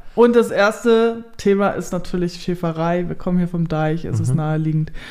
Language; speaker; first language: German; native; German